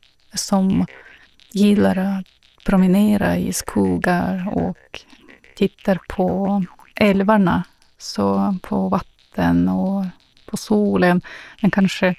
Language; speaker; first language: Swedish; non-native, learner; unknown